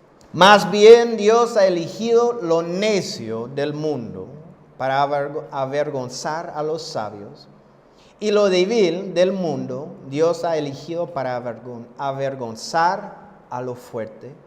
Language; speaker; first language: Spanish; non-native, fluent; English